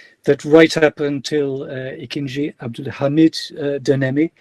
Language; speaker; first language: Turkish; non-native, fluent; English